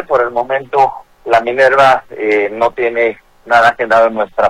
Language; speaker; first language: Spanish; native; Spanish